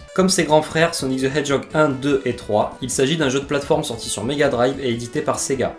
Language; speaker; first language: French; native; French